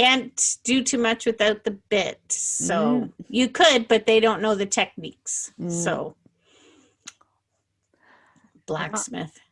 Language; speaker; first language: English; native; English